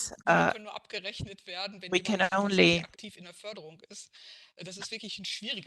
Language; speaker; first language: German; native; German